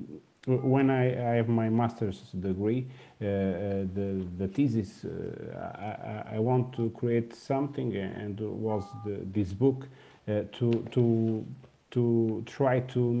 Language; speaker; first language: English; non-native, learner; Portuguese